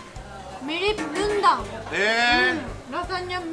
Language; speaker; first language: Indonesian; non-native, learner; Japanese